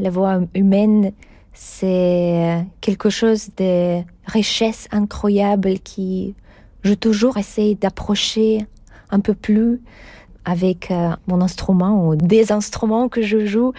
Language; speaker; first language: French; non-native, fluent; Russian